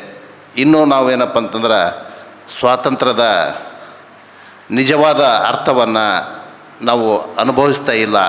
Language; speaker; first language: Kannada; native; Kannada